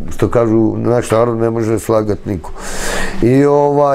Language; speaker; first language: Serbian; native; Serbian